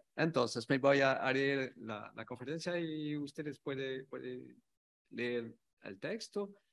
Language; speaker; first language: Spanish; non-native, learner; French